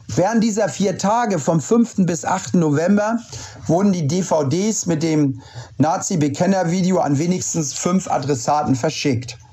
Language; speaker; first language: German; native; German